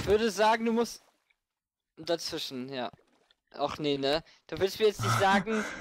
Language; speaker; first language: German; native; German